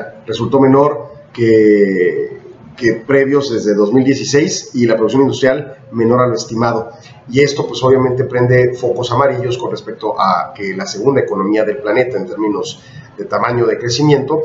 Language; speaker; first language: Spanish; native; Spanish